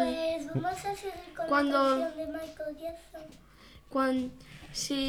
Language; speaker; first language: Spanish; native; Spanish